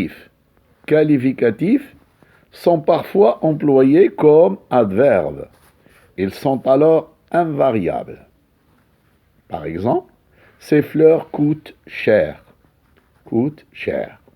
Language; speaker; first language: French; non-native, local second language; Arabic